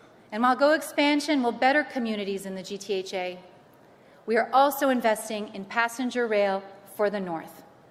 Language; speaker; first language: English; native; English